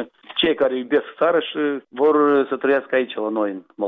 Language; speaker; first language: Romanian; non-native, local second language; Gagauz